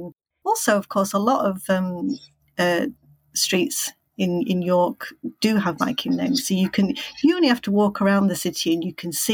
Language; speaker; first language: English; native; English